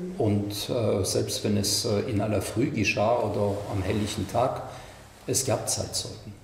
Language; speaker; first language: German; non-native, fluent; French